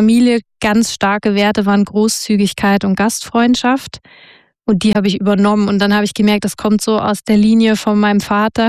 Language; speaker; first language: German; native; German